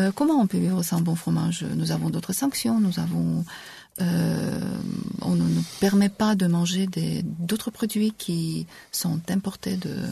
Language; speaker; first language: French; non-native, fluent; Russian